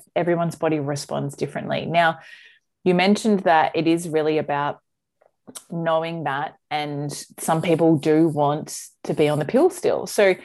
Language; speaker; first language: English; native; English